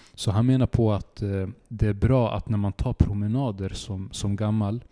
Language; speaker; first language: Swedish; native; Swedish